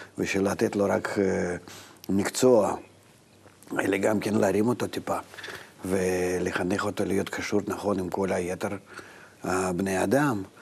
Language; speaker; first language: Hebrew; non-native, fluent; Russian